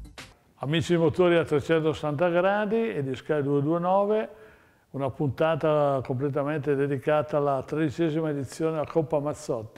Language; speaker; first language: Italian; native; Italian